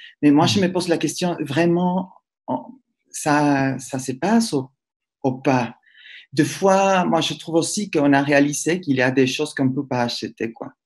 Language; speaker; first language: French; non-native, fluent; Spanish